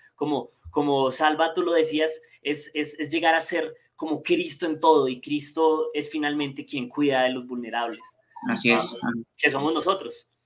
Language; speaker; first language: Spanish; native; Spanish